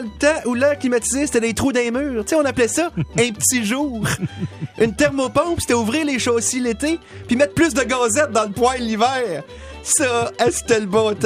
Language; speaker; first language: French; native; French